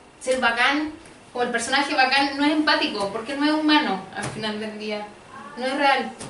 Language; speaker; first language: Spanish; early bilingual, other home language; Portuguese